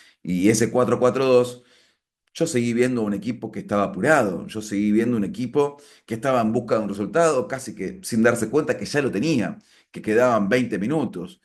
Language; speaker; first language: Spanish; native; Spanish